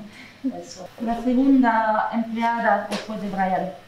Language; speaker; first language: Spanish; non-native, learner; French